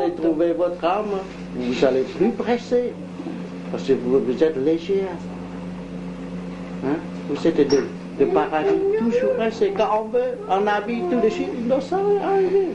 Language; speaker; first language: French; non-native, local second language; Vietnamese